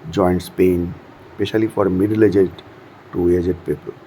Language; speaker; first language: English; non-native, local second language; Bangla